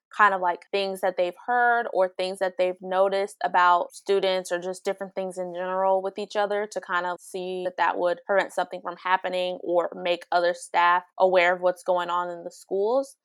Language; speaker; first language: English; native; English